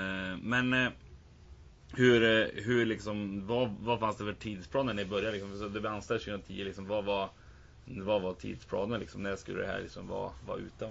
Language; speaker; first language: Swedish; native; Swedish